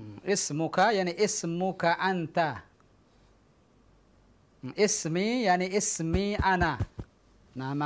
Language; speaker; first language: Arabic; non-native, fluent; Indonesian